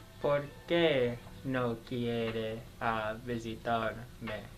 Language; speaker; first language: Spanish; non-native, learner; English